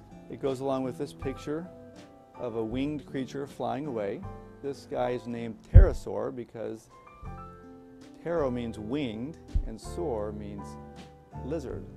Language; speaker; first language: English; native; English